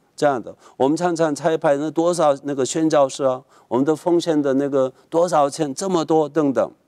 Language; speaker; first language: Chinese; non-native, fluent; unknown